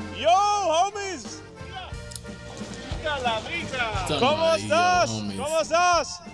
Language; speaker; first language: Spanish; non-native, learner; English